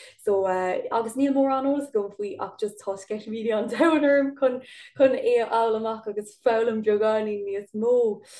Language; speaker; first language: Irish; non-native, local second language; English